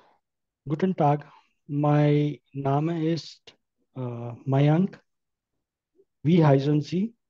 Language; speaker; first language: German; non-native, learner; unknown